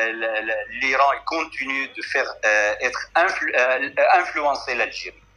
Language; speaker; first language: French; non-native, fluent; Arabic